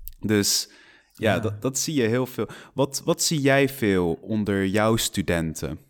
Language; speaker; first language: Dutch; non-native, fluent; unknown